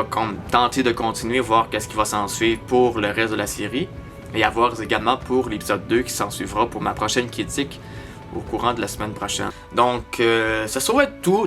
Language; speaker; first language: French; native; French